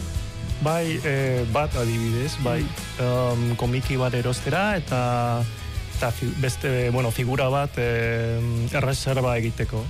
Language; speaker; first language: Basque; non-native, local second language; Spanish